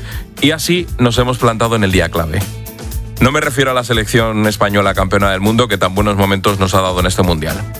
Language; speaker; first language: Spanish; native; Spanish